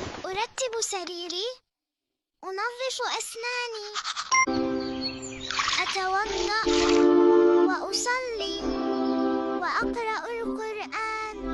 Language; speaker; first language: Arabic; non-native, fluent; Urdu